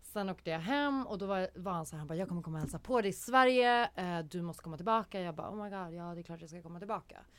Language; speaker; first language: Swedish; native; Swedish